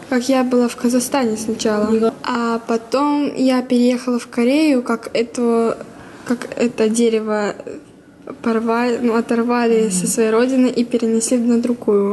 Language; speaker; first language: Russian; early bilingual, heritage; Russian